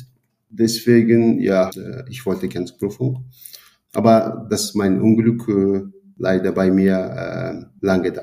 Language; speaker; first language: German; non-native, fluent; Turkish